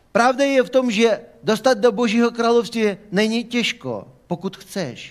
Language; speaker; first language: Czech; non-native, fluent; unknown